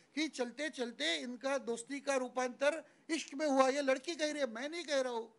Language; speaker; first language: Hindi; non-native, local second language; Marathi